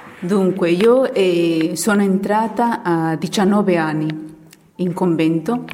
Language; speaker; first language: Italian; non-native, fluent; Spanish